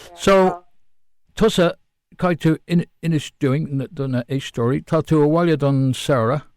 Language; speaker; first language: Irish; non-native, local second language; English